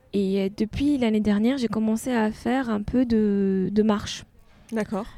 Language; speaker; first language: French; non-native, local second language; Arabic